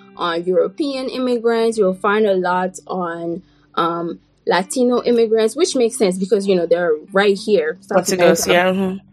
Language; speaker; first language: English; non-native, fluent; French